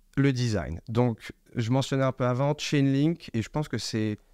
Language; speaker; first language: French; native; French